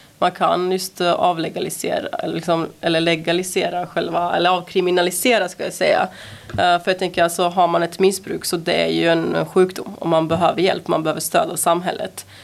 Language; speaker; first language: Swedish; early bilingual, other home language; Serbian